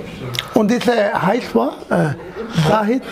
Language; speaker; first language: German; non-native, learner; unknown